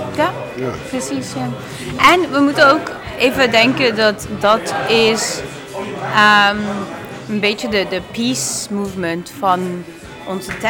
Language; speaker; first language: Dutch; non-native, learner; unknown